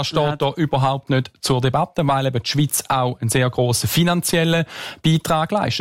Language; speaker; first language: German; native; German